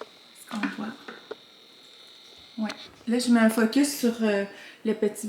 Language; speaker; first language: French; native; French